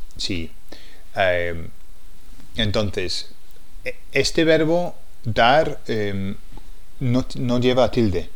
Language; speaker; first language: Spanish; non-native, fluent; English